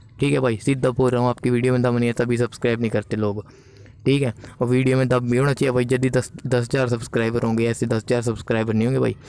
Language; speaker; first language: Hindi; native; Hindi